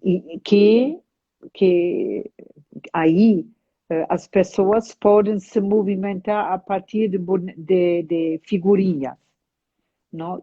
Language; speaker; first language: Portuguese; non-native, fluent; German